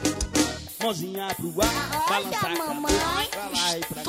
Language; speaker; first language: Portuguese; native; Portuguese